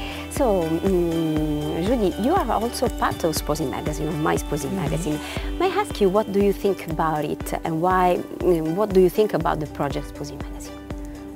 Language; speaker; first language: English; non-native, fluent; Italian